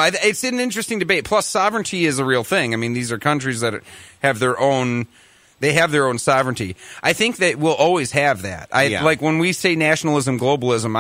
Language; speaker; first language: English; native; English